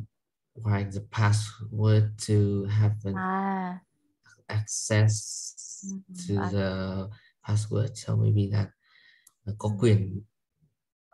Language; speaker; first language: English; non-native, learner; Vietnamese